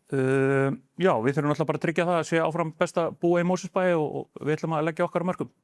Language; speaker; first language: Icelandic; native; Icelandic